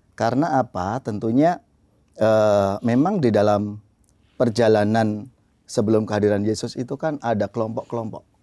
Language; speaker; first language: Indonesian; native; Indonesian